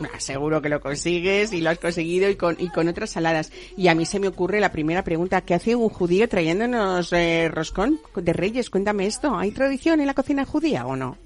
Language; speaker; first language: Spanish; native; Spanish